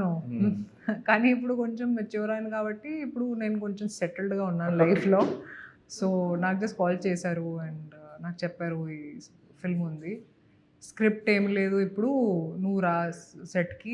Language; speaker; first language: Telugu; non-native, local second language; Hindi